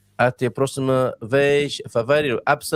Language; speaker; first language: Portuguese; non-native, learner; English